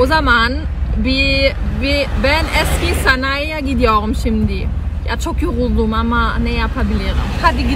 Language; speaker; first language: Turkish; non-native, learner; German